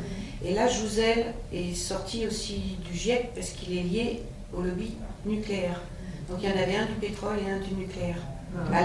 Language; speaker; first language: French; native; French